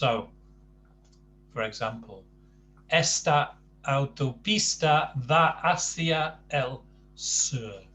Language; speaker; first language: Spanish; non-native, fluent; English